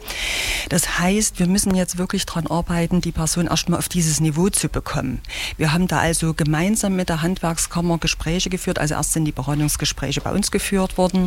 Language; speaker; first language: German; native; German